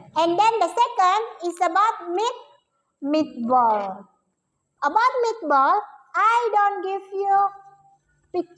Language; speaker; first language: English; non-native, learner; Indonesian